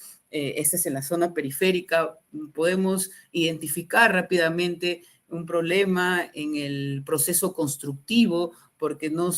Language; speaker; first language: Spanish; native; Spanish